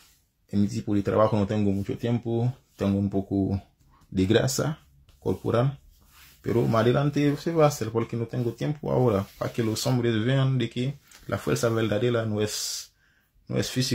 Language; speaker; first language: Spanish; non-native, fluent; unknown